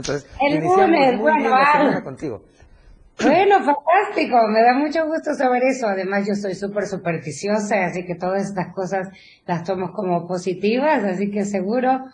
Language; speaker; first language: Spanish; native; Spanish